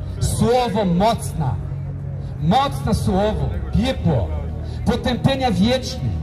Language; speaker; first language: Polish; non-native, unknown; Portuguese